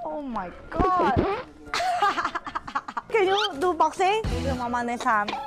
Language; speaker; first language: English; non-native, learner; Thai